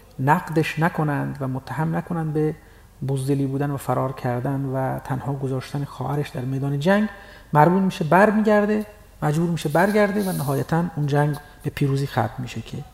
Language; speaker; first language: Persian; non-native, local second language; Baluchi